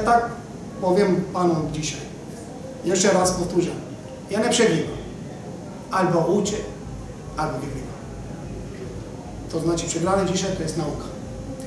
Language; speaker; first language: Polish; non-native, learner; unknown